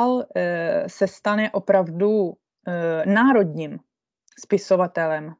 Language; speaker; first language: Czech; non-native, fluent; Italian